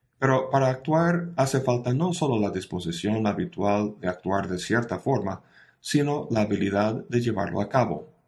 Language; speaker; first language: Spanish; non-native, fluent; English